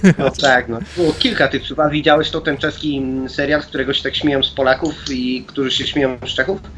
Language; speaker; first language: Polish; native; Polish